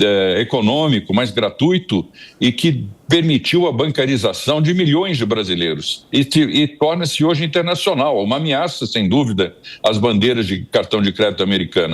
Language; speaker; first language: Portuguese; native; Portuguese